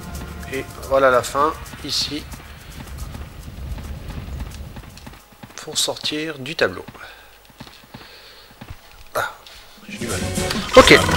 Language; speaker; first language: French; native; French